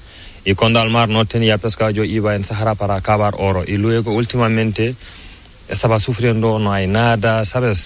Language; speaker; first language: Spanish; non-native, learner; Fula